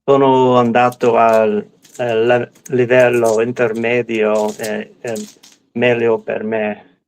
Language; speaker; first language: Italian; non-native, learner; English